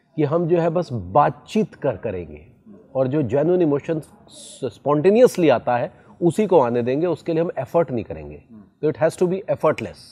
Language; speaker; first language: Hindi; native; Hindi